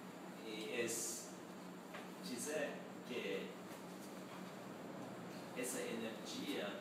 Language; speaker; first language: Portuguese; non-native, learner; Spanish